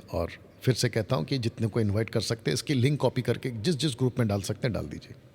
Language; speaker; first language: Hindi; non-native, local second language; Telugu